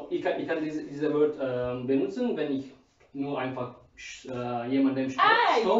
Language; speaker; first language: German; non-native, learner; Turkish